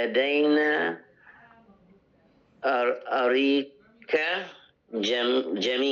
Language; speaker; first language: Arabic; non-native, learner; English